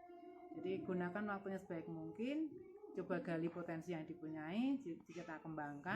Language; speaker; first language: Indonesian; native; Indonesian